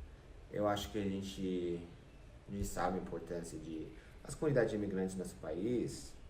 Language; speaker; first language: Portuguese; non-native, fluent; English